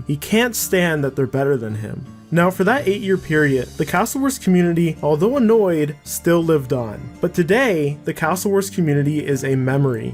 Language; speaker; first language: English; native; English